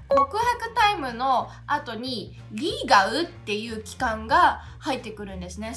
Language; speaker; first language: Japanese; native; Japanese